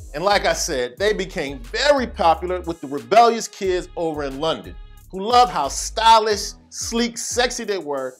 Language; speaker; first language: English; native; English